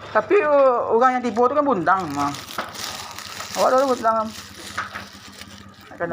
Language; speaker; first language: Indonesian; non-native, local second language; Minangkabau